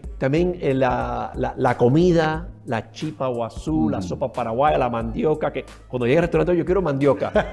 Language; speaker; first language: Spanish; early bilingual, heritage; Spanish